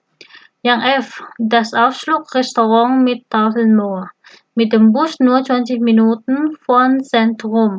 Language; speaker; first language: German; non-native, fluent; Indonesian